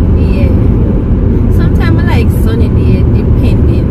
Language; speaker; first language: English; native; English